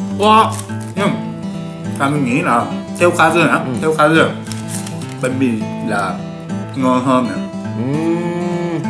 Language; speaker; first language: Vietnamese; non-native, learner; Japanese